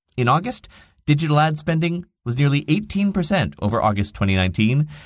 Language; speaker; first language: English; native; English